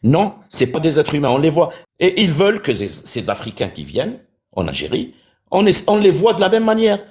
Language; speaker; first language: French; non-native, local second language; Arabic